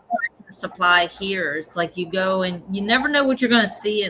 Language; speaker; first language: English; native; English